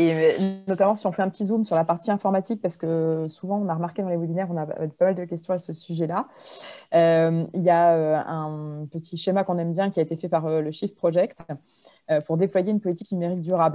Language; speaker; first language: French; native; French